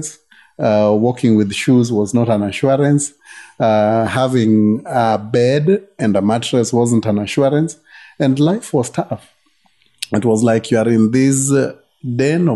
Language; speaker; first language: English; non-native, local second language; Luo (Kenya and Tanzania)